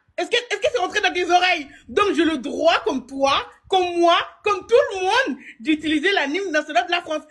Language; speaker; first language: French; early bilingual, other home language; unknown